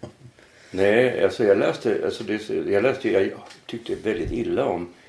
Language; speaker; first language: Swedish; native; Swedish